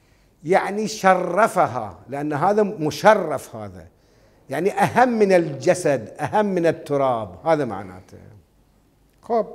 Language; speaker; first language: Arabic; native; Arabic